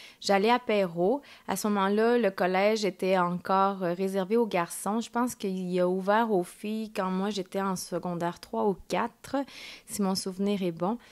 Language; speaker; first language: French; early bilingual, other home language; Spanish